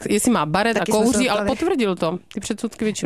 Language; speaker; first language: Czech; native; Czech